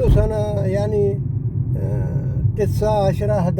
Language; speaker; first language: Arabic; non-native, learner; Hindi